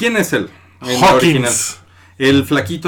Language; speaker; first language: Spanish; native; Spanish